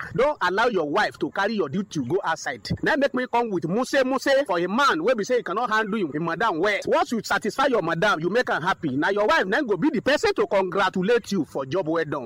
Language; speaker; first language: Nigerian Pidgin; non-native, local second language; Yoruba